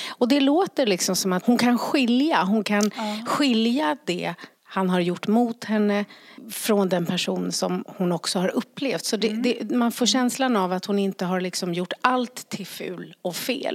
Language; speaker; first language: Swedish; native; Swedish